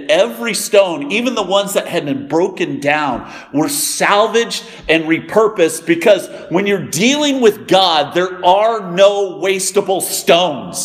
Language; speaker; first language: English; native; English